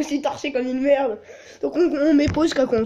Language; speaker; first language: French; native; French